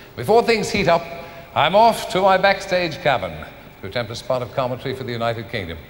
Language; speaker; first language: English; native; English